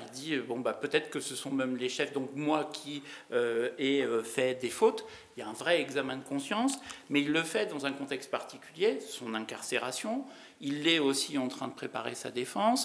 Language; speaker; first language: French; native; French